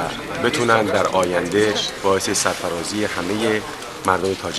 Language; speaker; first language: Persian; native; Persian